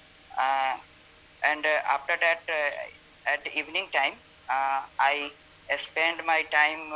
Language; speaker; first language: English; non-native, learner; Hindi